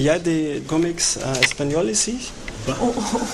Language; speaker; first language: French; non-native, fluent; German